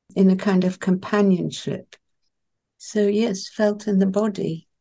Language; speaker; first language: English; non-native, local second language; Persian